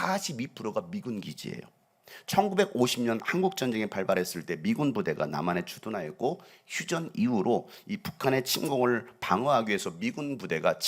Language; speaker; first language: Korean; native; Korean